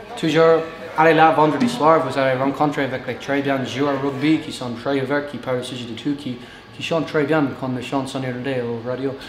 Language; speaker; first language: French; non-native, learner; English